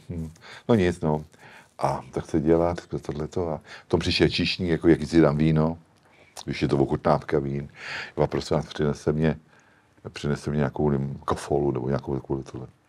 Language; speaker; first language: Czech; native; Czech